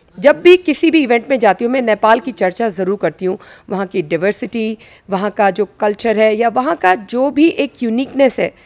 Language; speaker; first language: Hindi; native; Hindi